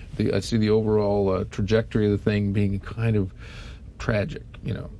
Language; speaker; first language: English; native; English